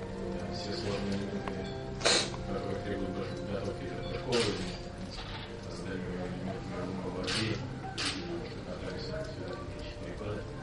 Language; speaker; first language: Russian; native; Russian